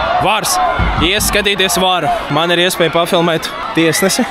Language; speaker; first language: Latvian; native; Latvian